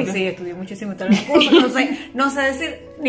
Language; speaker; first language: Italian; non-native, learner; Spanish